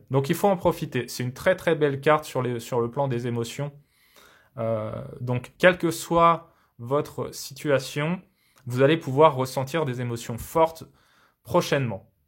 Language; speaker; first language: French; native; French